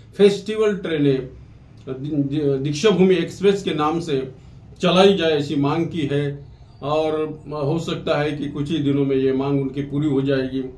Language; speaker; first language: Hindi; non-native, local second language; Marathi